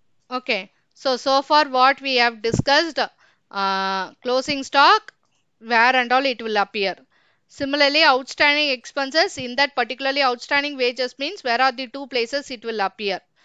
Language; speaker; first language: English; non-native, local second language; Tamil